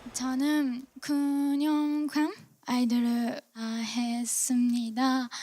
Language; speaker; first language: Korean; non-native, learner; Japanese